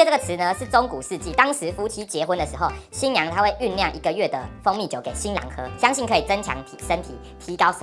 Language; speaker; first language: Chinese; native; Chinese